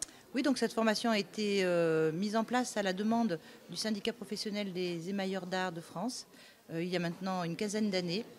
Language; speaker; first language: French; native; French